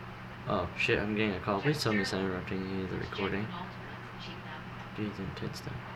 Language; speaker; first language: English; native; English